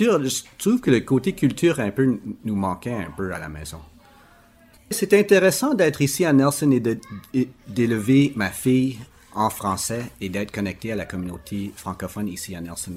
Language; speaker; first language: French; native; French